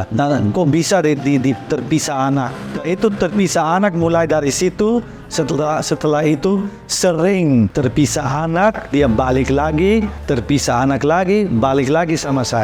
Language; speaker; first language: Indonesian; non-native, learner; Dutch